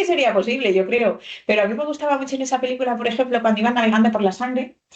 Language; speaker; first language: Spanish; native; Spanish